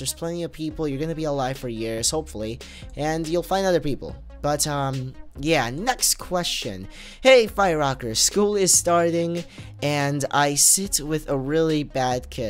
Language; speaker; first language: English; native; English